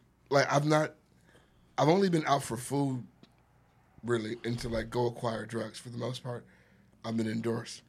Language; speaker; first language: English; native; English